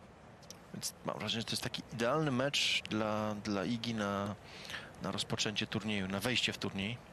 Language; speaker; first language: Polish; native; Polish